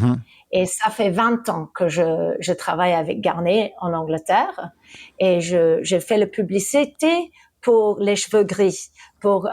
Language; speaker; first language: French; early bilingual, heritage; English